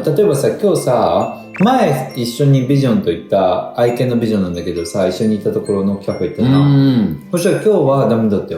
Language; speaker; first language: Japanese; native; Japanese